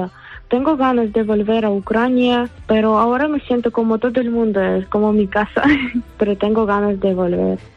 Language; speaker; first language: Spanish; non-native, learner; Ukrainian